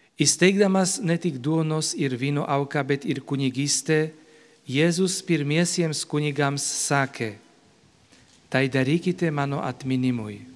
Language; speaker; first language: Lithuanian; non-native, fluent; Slovak